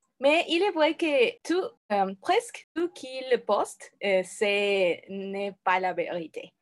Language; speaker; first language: French; non-native, learner; Spanish